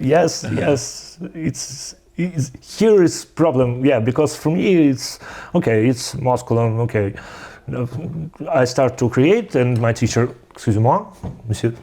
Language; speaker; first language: English; non-native, learner; Russian